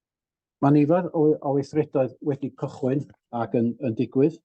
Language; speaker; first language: Welsh; native; Welsh